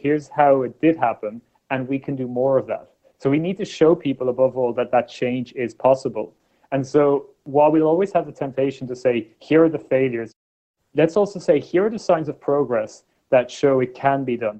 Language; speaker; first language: English; native; English